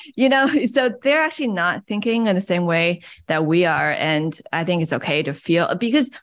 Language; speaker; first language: English; early bilingual, other home language; Chinese